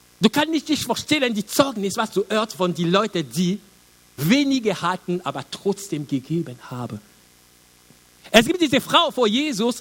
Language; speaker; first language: German; non-native, learner; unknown